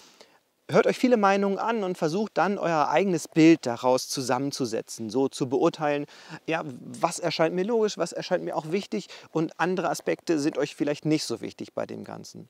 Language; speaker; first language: German; native; German